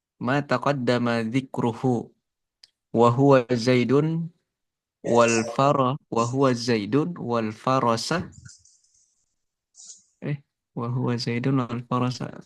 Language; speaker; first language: Arabic; non-native, fluent; Indonesian